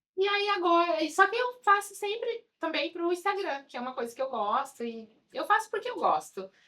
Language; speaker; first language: Portuguese; native; Portuguese